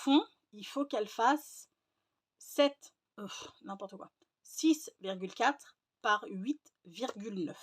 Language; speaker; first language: French; native; French